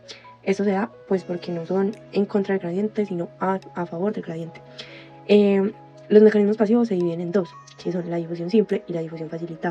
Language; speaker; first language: Spanish; native; Spanish